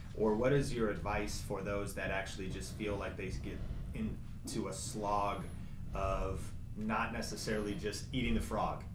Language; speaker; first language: English; native; English